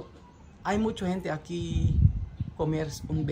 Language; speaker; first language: Spanish; non-native, learner; Filipino